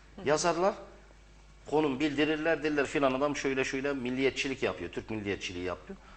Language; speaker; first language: Turkish; early bilingual, heritage; Arabic